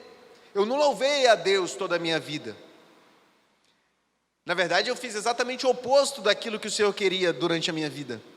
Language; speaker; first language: Portuguese; native; Portuguese